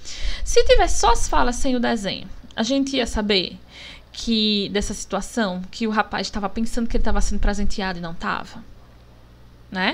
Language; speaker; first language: Portuguese; native; Portuguese